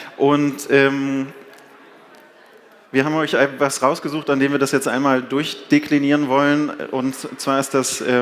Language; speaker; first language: German; native; German